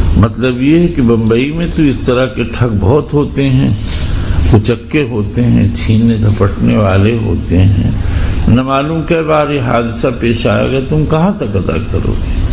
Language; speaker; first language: Urdu; native; Urdu